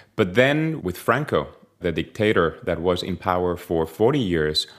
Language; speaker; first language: English; non-native, fluent; Spanish